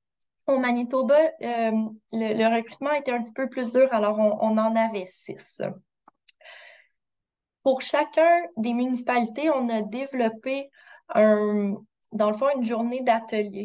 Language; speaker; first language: French; native; French